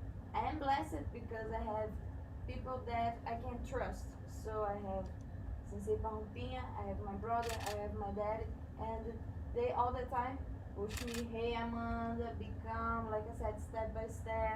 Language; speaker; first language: English; non-native, learner; Portuguese